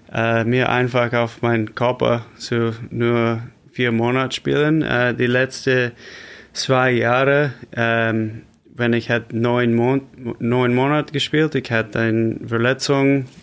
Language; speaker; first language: German; non-native, learner; English